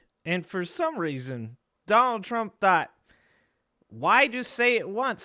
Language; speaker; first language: English; native; English